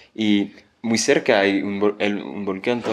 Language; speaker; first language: Spanish; non-native, fluent; French